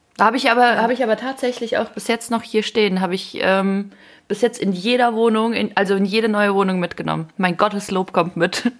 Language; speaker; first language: German; early bilingual, other home language; Ukrainian